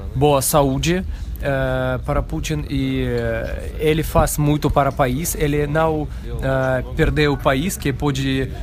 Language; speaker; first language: Portuguese; non-native, learner; Russian